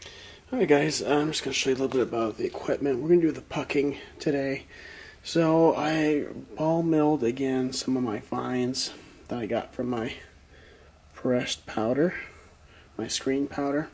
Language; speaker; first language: English; native; English